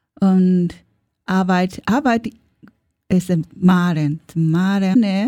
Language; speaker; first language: German; non-native, learner; Japanese